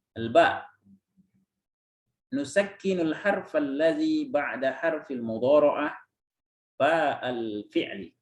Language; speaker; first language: Arabic; non-native, fluent; Indonesian